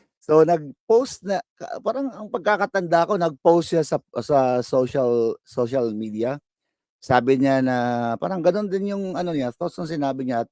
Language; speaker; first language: Filipino; non-native, local second language; Cebuano